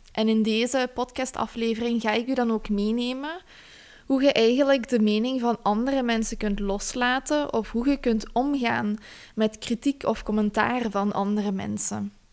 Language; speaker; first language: Dutch; native; Dutch